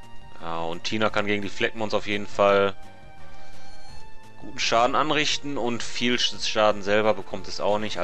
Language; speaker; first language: German; native; German